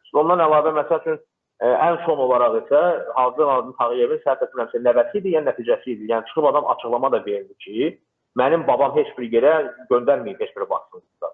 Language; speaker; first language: Azerbaijani; non-native, local second language; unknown